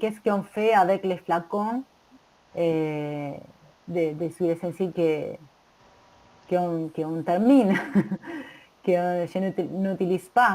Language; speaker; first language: French; non-native, learner; Spanish